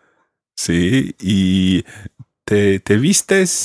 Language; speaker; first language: Spanish; non-native, fluent; English